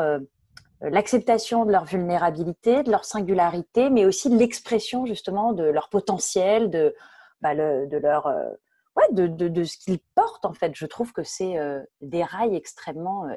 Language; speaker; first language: French; native; French